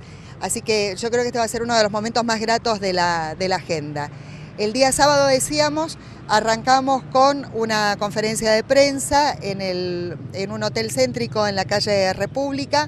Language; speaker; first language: Spanish; native; Spanish